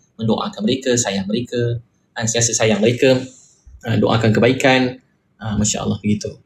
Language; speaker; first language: Malay; native; Malay